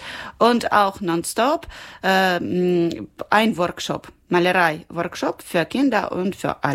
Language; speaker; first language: German; non-native, learner; Ukrainian